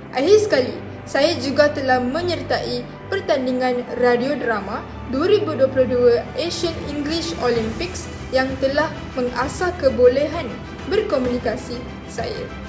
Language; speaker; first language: Malay; non-native, local second language; English